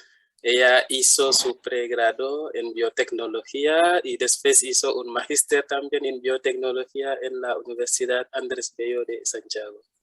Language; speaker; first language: Spanish; non-native, fluent; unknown